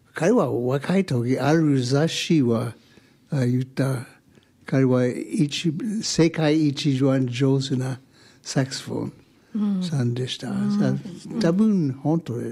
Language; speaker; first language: Japanese; non-native, learner; English